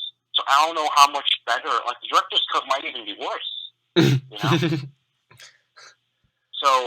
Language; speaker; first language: English; native; English